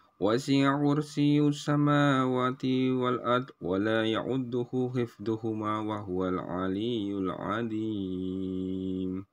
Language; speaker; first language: Arabic; non-native, learner; Indonesian